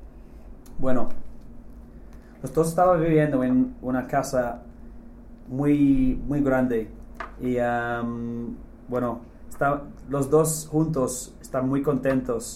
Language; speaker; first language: Spanish; non-native, fluent; English